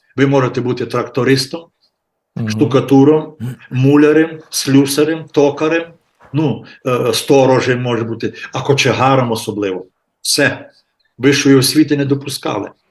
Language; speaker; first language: Ukrainian; native; Ukrainian